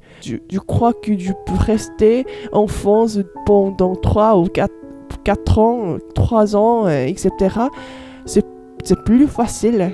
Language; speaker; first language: French; non-native, learner; Korean